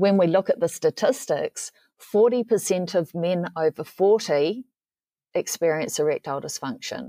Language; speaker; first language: English; native; English